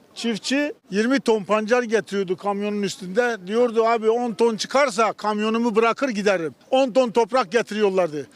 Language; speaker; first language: Turkish; native; Turkish